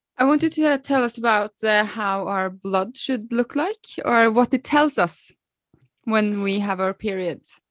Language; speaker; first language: English; non-native, fluent; Norwegian